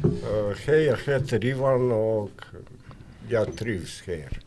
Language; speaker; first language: Swedish; non-native, fluent; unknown